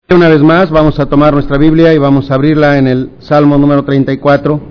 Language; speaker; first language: Spanish; native; Spanish